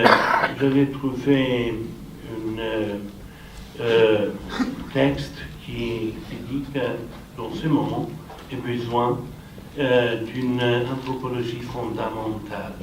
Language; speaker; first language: French; non-native, fluent; Romanian